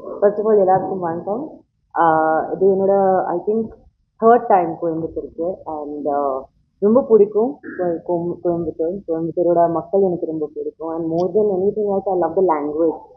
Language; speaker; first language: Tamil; non-native, learner; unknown